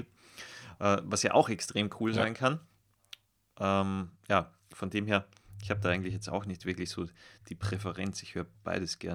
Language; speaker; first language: German; native; German